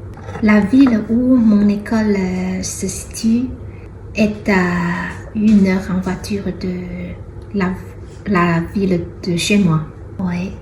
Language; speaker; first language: French; non-native, fluent; Chinese